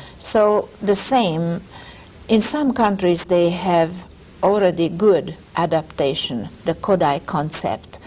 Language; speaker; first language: English; non-native, fluent; Hungarian